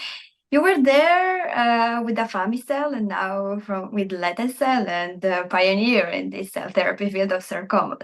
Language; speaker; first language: English; non-native, fluent; Armenian